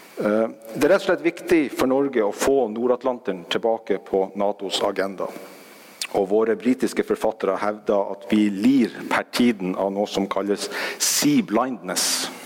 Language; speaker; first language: Norwegian; native; Norwegian